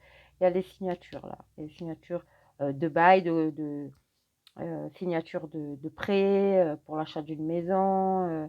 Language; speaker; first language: French; native; French